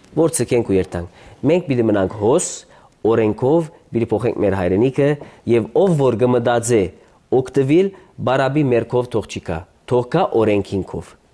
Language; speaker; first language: Armenian; early bilingual, heritage; Armenian